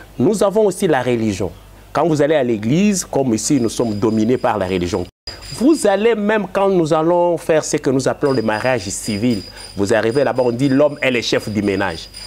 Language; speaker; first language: French; non-native, local second language; Lingala